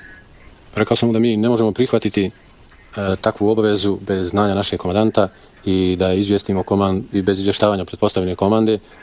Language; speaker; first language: Bosnian; native; Bosnian